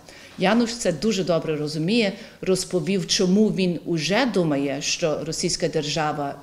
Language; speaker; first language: Ukrainian; early bilingual, heritage; Ukrainian